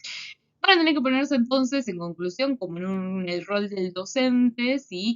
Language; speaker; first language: Spanish; native; Spanish